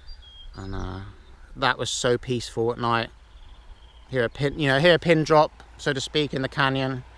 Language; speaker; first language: English; native; English